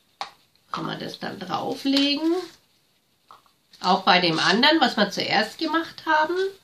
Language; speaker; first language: German; native; German